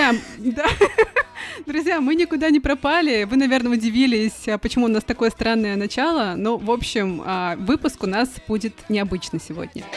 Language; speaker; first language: Russian; native; Russian